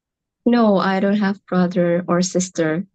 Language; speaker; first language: English; non-native, learner; Indonesian